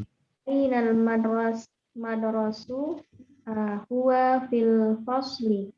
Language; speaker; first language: Arabic; non-native, learner; Indonesian